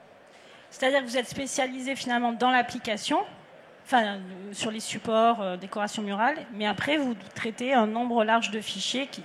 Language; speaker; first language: French; native; French